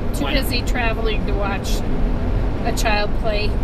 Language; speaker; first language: English; native; English